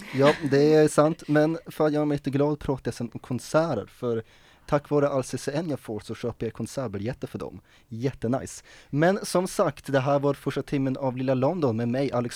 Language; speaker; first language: Swedish; native; Swedish